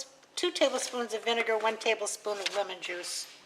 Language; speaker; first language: English; native; English